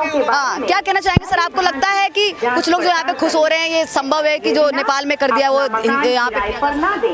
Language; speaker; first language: Hindi; native; Hindi